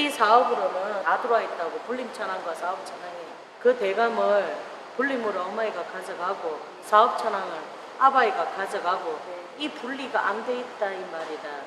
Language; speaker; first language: Korean; native; Korean